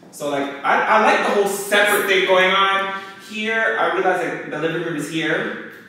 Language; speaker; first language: English; native; English